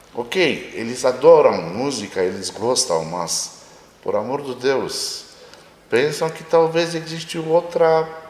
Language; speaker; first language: Portuguese; non-native, fluent; Romanian